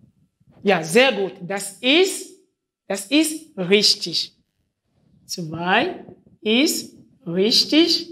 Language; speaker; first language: German; non-native, fluent; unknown